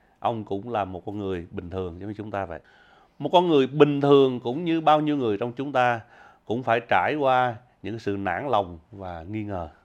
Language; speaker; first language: Vietnamese; early bilingual, heritage; Vietnamese